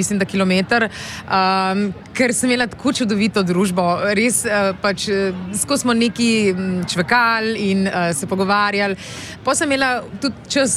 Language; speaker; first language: Slovenian; native; Slovenian